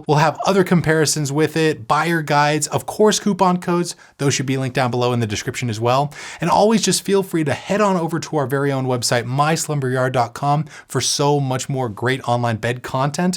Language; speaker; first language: English; native; English